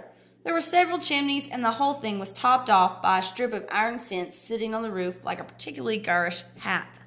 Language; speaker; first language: English; native; English